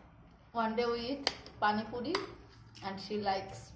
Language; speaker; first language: English; non-native, learner; Thai